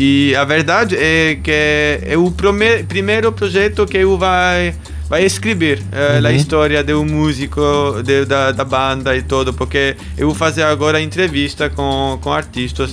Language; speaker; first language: Portuguese; non-native, learner; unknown